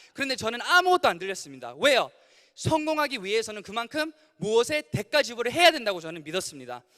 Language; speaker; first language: Korean; early bilingual, heritage; English